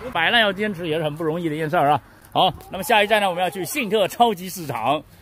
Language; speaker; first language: Chinese; native; Chinese